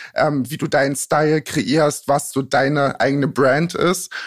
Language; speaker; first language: German; native; German